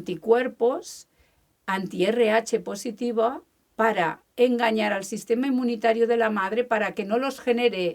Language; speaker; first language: Spanish; native; Spanish